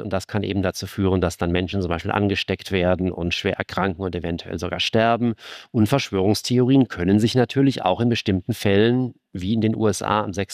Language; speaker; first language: German; native; German